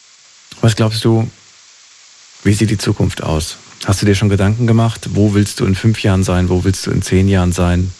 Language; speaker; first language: German; native; German